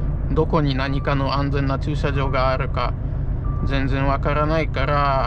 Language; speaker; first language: Japanese; non-native, fluent; Polish